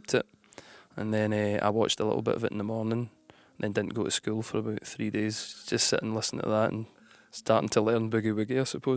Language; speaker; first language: English; native; English